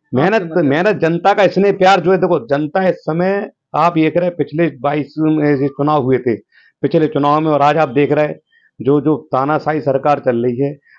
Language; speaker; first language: Hindi; native; Hindi